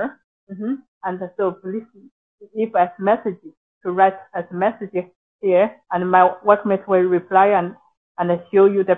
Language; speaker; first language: English; non-native, local second language; Chinese